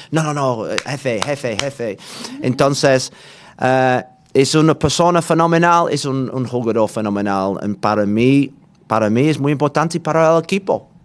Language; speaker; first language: Spanish; non-native, learner; English